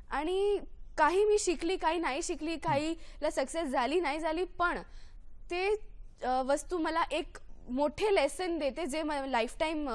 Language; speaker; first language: Marathi; non-native, local second language; Gujarati